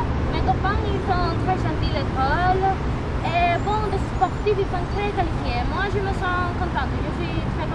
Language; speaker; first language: French; non-native, learner; Spanish